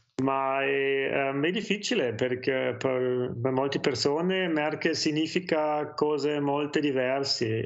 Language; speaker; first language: Italian; non-native, learner; German